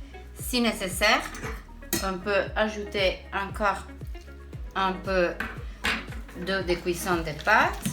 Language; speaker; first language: French; non-native, fluent; Italian